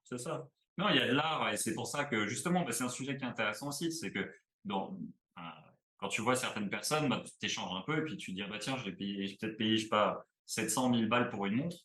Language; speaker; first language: French; native; French